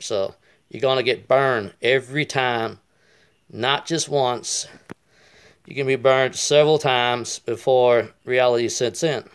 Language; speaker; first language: English; native; English